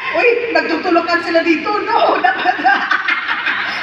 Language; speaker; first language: Filipino; native; Filipino